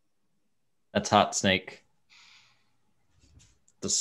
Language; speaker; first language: English; native; English